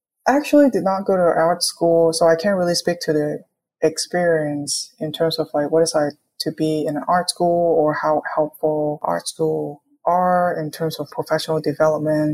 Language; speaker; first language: English; non-native, local second language; Cantonese